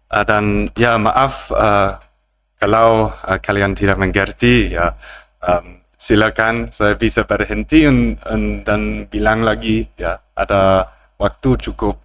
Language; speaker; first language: Indonesian; non-native, learner; English